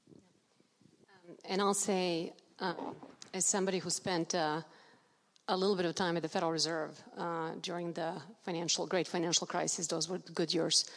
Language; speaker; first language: English; non-native, fluent; Serbian